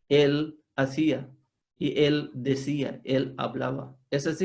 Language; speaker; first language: Spanish; non-native, fluent; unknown